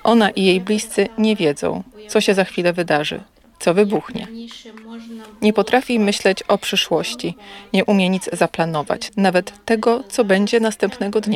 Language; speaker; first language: Polish; native; Polish